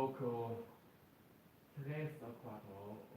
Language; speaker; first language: Portuguese; non-native, learner; German